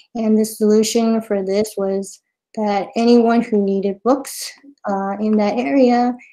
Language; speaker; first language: English; native; English